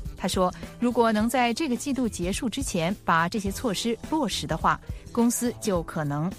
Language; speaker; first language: Chinese; native; Chinese